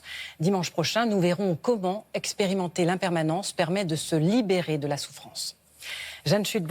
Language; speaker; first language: French; native; French